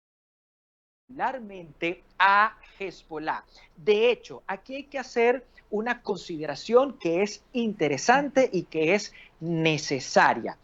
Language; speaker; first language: Spanish; native; Spanish